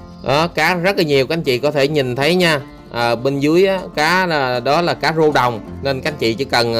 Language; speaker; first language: Vietnamese; native; Vietnamese